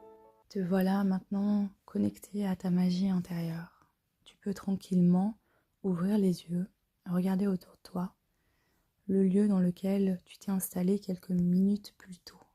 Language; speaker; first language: French; native; French